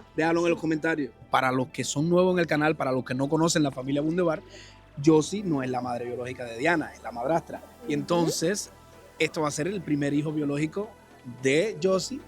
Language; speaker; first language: Spanish; native; Spanish